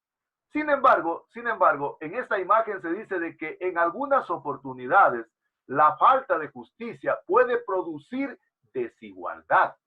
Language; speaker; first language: Spanish; native; Spanish